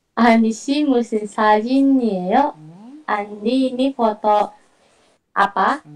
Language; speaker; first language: Korean; non-native, learner; Indonesian